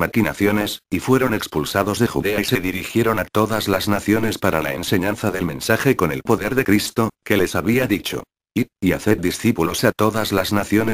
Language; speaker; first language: Spanish; native; Spanish